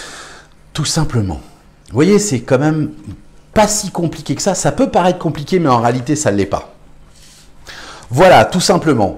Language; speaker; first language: French; native; French